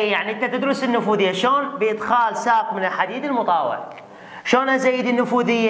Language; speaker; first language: Arabic; native; Arabic